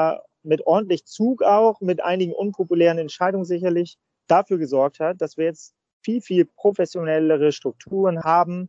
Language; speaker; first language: German; native; German